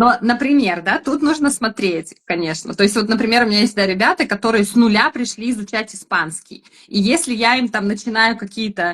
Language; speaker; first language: Russian; native; Russian